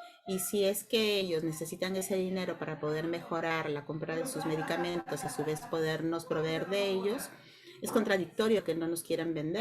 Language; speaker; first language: Spanish; native; Spanish